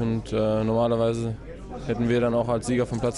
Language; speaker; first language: German; native; German